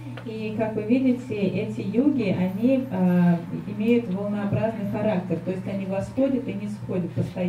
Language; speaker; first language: Russian; native; Russian